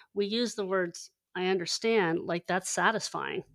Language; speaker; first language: English; native; English